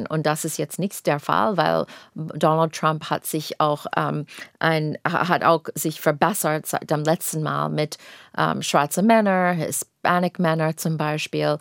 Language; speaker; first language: German; non-native, fluent; English